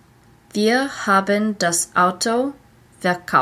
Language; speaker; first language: German; non-native, learner; English